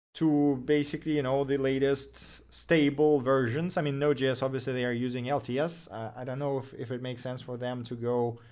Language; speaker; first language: English; non-native, fluent; Russian